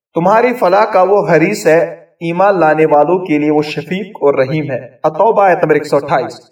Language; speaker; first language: Urdu; native; Urdu